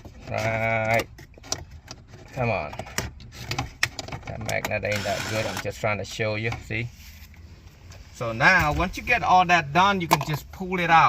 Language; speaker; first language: English; non-native, local second language; Khmer